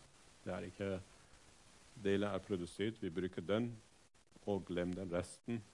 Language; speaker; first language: Norwegian; non-native, fluent; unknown